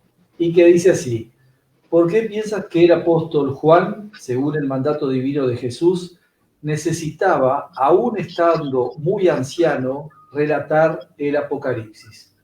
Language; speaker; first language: Spanish; native; Spanish